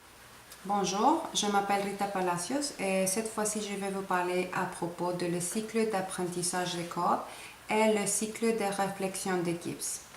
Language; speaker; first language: French; non-native, fluent; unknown